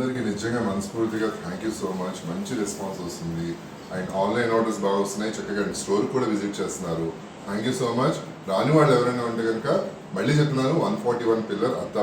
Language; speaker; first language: Telugu; native; Telugu